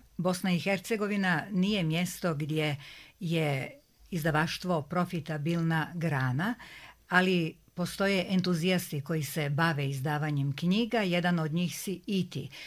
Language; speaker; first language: Serbian; native; Serbian